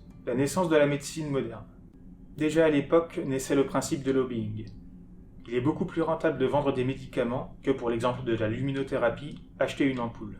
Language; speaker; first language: French; native; French